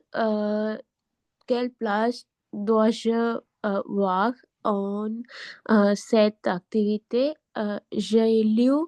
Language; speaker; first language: French; non-native, learner; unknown